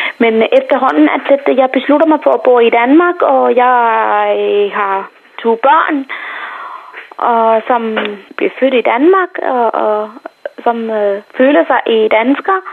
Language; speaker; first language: Danish; non-native, fluent; Tamil